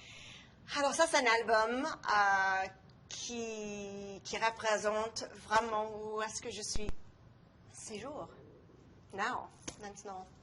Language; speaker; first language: French; non-native, local second language; English